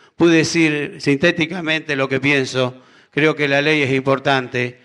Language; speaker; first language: Spanish; native; Spanish